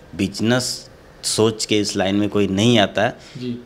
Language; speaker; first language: Hindi; native; Hindi